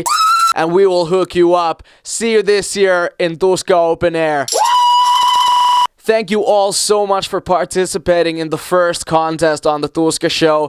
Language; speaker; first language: English; non-native, fluent; Finnish